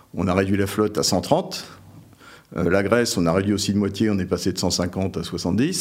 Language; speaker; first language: French; native; French